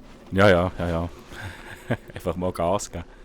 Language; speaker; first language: German; native; German